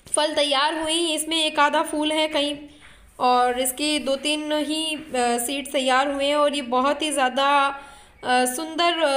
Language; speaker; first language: Hindi; native; Hindi